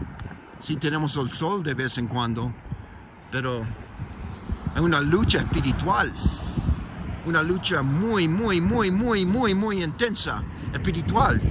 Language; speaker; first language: Spanish; non-native, fluent; English